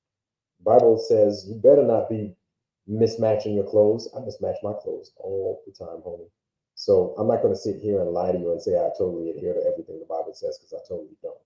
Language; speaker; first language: English; native; English